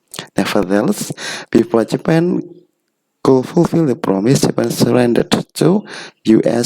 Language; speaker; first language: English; non-native, learner; Indonesian